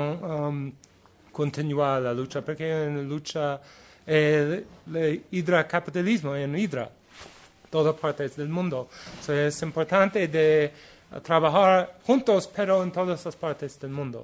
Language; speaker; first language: Spanish; non-native, learner; English